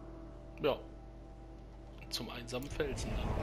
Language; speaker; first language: German; native; German